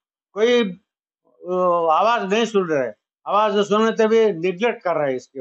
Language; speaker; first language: Hindi; non-native, local second language; Kannada